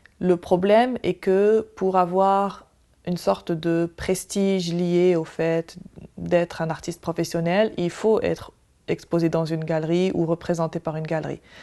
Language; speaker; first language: French; non-native, local second language; Arabic